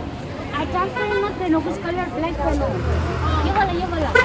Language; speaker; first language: Hindi; non-native, local second language; Tibetan